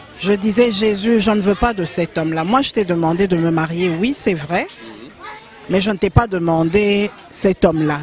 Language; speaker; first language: French; non-native, local second language; Lingala